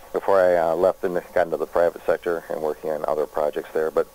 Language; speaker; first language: English; native; English